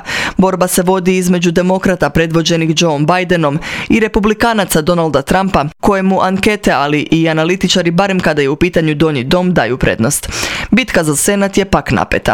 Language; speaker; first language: Croatian; native; Croatian